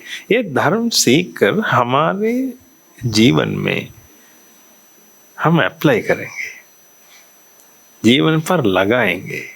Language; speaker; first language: Hindi; non-native, fluent; Sinhala